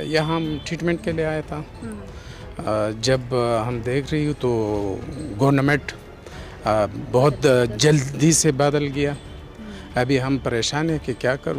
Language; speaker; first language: Hindi; non-native, fluent; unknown